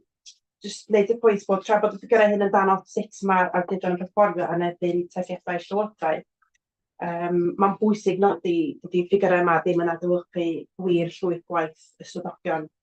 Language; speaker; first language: Welsh; native; Welsh